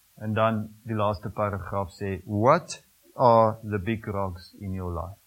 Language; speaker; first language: English; non-native, local second language; Afrikaans